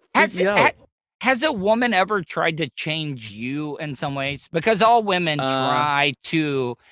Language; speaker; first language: English; native; English